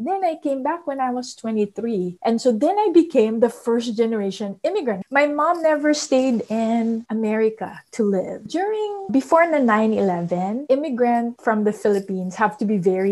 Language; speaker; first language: English; non-native, local second language; Filipino